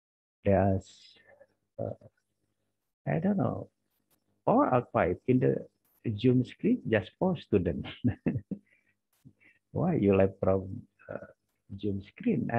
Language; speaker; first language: English; non-native, learner; Indonesian